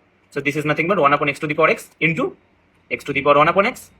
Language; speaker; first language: English; non-native, local second language; Hindi